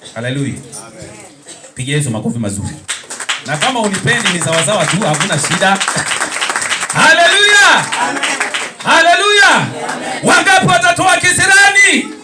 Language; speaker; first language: Swahili; non-native, local second language; Kamba